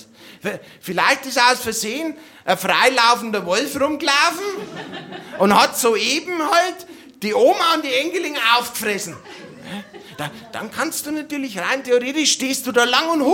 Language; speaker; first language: German; native; German